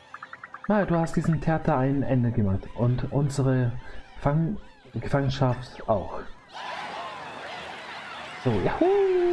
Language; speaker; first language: German; native; German